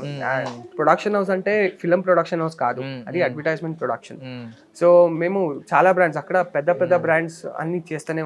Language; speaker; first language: Telugu; non-native, learner; Kannada